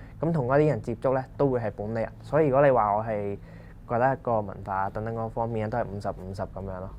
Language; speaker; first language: Cantonese; non-native, local second language; Punjabi